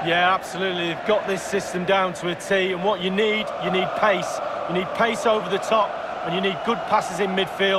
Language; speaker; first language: English; native; English